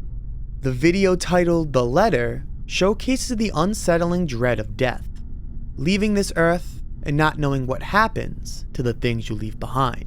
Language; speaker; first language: English; native; English